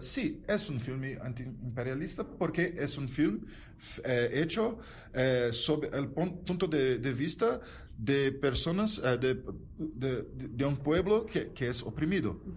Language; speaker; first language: Spanish; non-native, learner; Portuguese